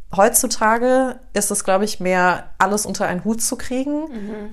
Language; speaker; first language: German; native; German